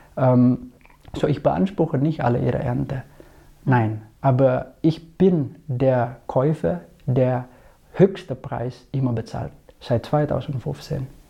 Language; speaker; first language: German; non-native, fluent; Indonesian